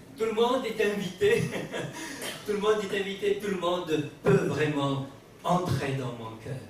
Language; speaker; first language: French; non-native, local second language; Kabyle